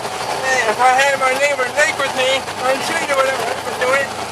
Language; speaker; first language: English; native; English